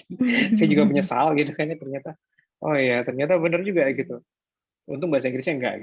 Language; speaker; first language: Indonesian; native; Indonesian